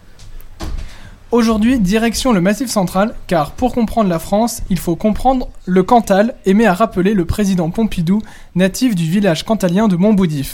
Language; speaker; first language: French; native; French